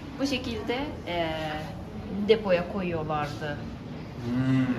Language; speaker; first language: Turkish; non-native, fluent; Japanese